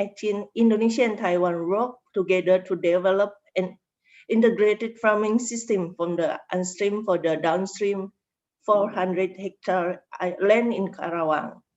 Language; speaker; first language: English; non-native, learner; Indonesian